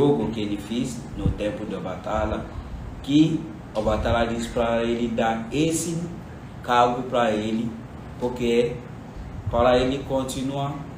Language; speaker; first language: Portuguese; non-native, learner; Yoruba